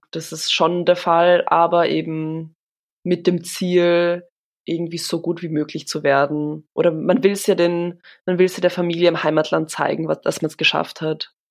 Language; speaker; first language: German; early bilingual, other home language; Polish